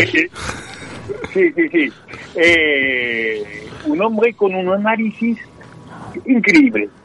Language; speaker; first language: Spanish; non-native, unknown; French